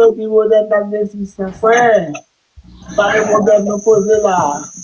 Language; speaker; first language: Spanish; non-native, learner; Haitian Creole